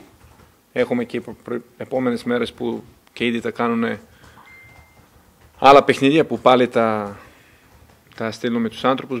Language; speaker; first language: Greek; non-native, fluent; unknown